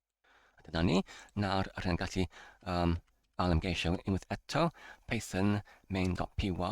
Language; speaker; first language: Welsh; non-native, fluent; English